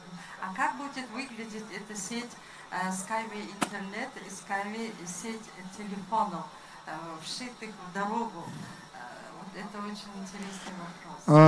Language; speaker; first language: Russian; non-native, fluent; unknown